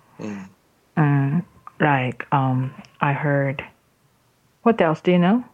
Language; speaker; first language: English; non-native, fluent; Japanese